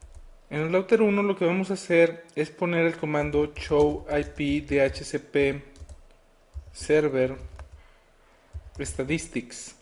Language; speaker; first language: Spanish; native; Spanish